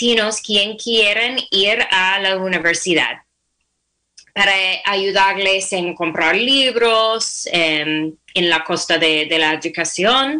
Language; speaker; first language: Spanish; non-native, fluent; English